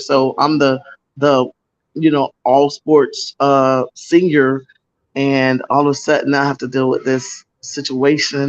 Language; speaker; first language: English; native; English